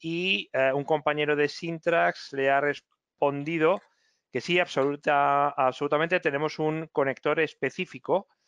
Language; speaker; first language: Spanish; native; Spanish